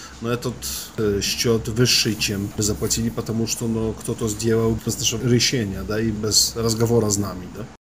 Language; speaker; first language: Russian; non-native, fluent; Polish